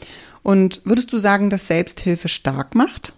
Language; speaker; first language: German; native; German